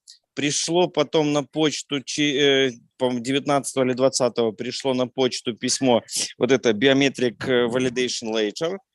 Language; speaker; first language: Russian; native; Russian